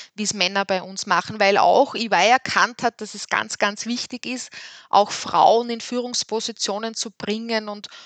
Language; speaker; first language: German; native; German